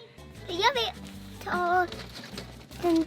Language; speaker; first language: Swedish; early bilingual, heritage; Swedish